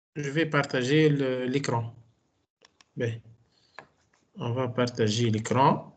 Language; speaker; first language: French; non-native, local second language; Arabic